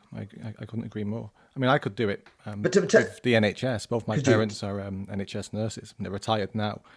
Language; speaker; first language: English; native; English